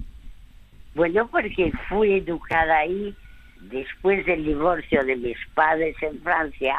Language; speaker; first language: Spanish; early bilingual, other home language; French